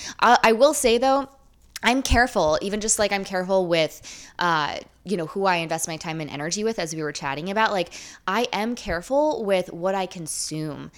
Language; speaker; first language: English; native; English